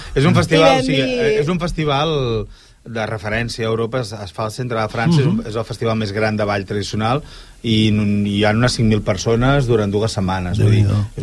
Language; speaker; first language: Catalan; native; Catalan